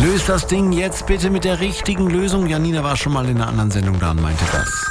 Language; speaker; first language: German; native; German